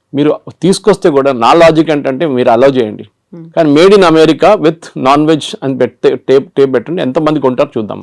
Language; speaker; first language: Telugu; non-native, local second language; Malayalam